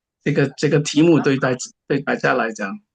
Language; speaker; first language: Chinese; native; Chinese